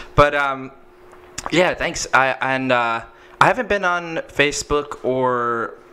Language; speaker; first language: English; native; English